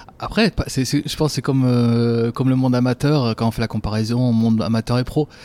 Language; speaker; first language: French; native; French